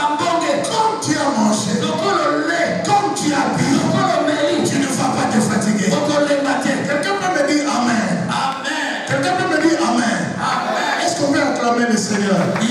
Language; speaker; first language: French; non-native, local second language; Lingala